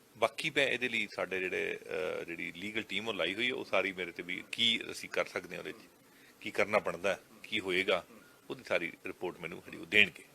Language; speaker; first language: Punjabi; native; Punjabi